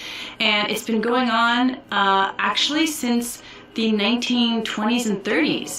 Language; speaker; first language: English; native; English